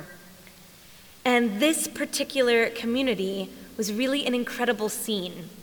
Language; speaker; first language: English; native; English